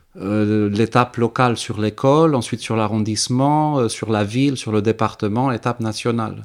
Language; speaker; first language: French; early bilingual, heritage; French